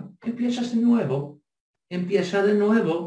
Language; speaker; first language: Spanish; non-native, fluent; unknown